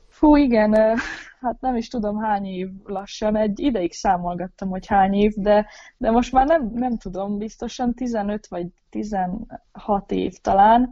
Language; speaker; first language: Hungarian; native; Hungarian